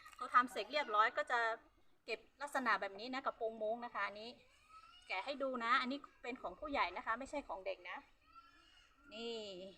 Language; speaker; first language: Thai; non-native, local second language; Hmong